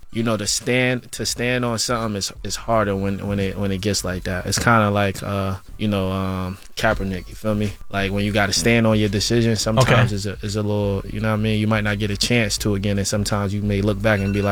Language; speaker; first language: English; native; English